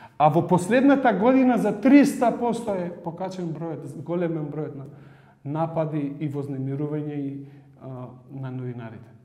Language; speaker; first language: Macedonian; non-native, local second language; Albanian